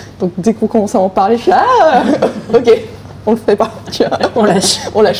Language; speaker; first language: French; native; French